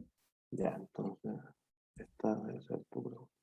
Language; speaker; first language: Spanish; native; Spanish